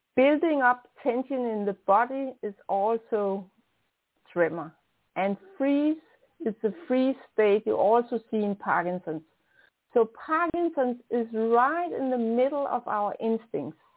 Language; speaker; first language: English; non-native, fluent; Danish